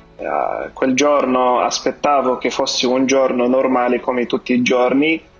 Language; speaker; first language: Italian; non-native, fluent; Arabic